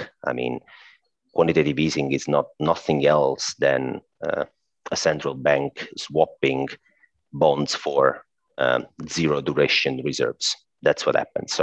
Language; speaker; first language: English; non-native, fluent; Italian